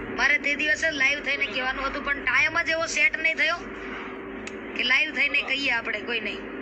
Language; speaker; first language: Gujarati; non-native, local second language; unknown